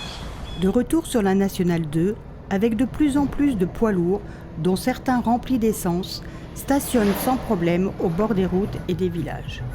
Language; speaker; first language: French; native; French